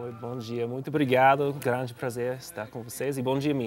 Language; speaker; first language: Portuguese; non-native, fluent; English